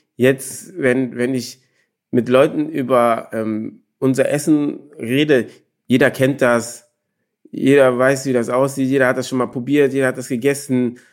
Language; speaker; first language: German; early bilingual, other home language; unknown